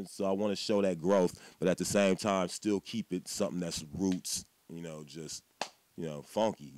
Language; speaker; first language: English; native; English